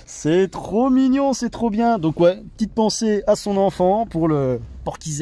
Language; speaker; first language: French; native; French